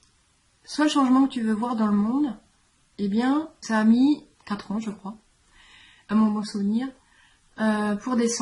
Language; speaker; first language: French; native; French